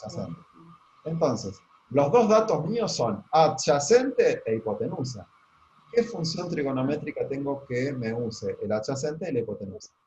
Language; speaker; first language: Spanish; native; Spanish